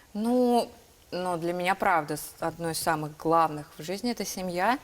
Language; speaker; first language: Russian; native; Russian